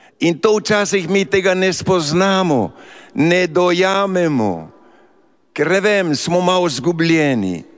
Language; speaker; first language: Slovenian; early bilingual, heritage; Slovenian